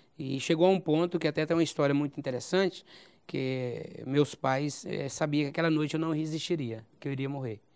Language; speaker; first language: Portuguese; native; Portuguese